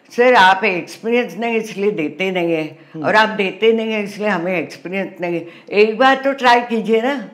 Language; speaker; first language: Hindi; non-native, local second language; Marathi